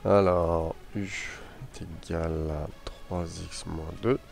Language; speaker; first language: French; native; French